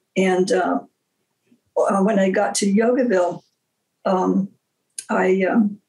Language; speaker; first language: English; native; English